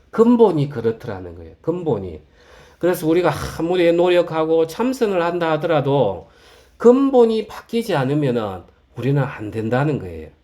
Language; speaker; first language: Korean; native; Korean